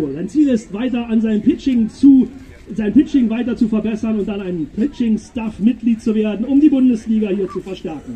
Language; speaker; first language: German; native; German